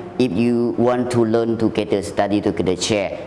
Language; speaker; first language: English; non-native, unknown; Thai